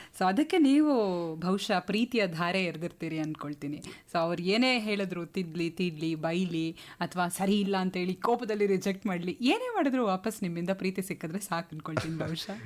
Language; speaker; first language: Kannada; native; Kannada